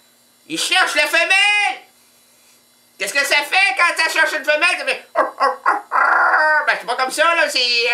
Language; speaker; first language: French; native; French